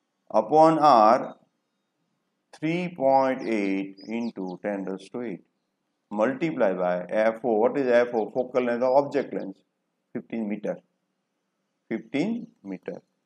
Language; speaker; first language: English; non-native, local second language; Gujarati